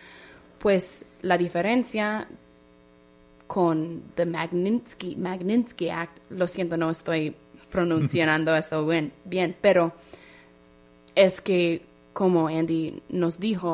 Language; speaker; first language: Spanish; non-native, fluent; English